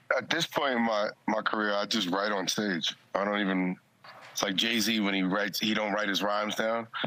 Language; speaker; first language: English; native; English